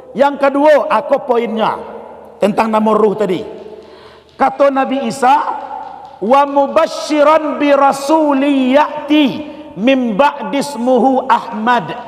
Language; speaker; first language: Malay; non-native, local second language; Minangkabau